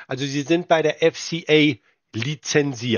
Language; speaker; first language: German; native; German